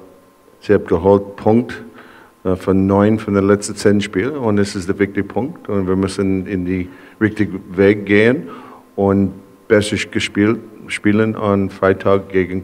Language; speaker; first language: German; non-native, learner; English